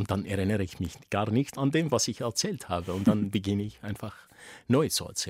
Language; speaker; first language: German; non-native, fluent; Arabic